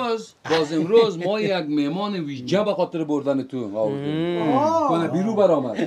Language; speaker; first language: Persian; native; Persian